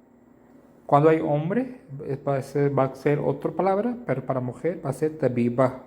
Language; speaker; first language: Spanish; non-native, learner; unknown